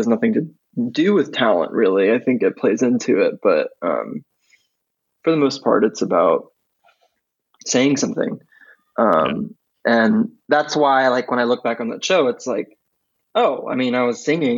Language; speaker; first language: English; native; English